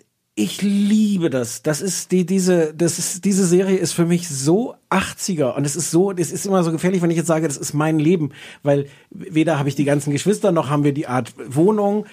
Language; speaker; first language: German; native; German